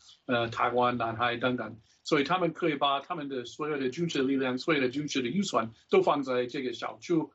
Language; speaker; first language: Chinese; non-native, fluent; English